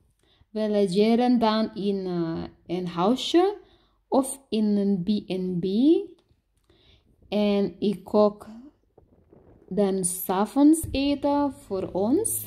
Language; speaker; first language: Dutch; non-native, learner; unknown